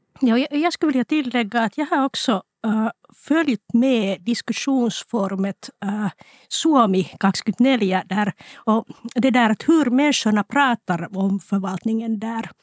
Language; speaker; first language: Swedish; non-native, local second language; Finnish